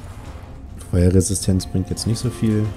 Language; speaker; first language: German; native; German